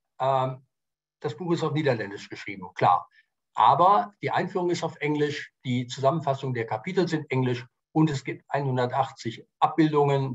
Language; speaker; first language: German; native; German